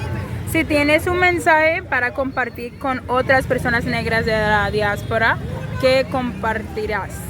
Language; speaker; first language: Spanish; non-native, fluent; English